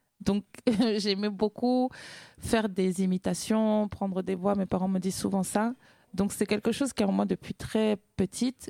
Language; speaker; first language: French; native; French